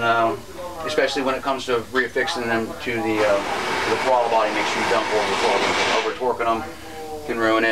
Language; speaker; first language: English; native; English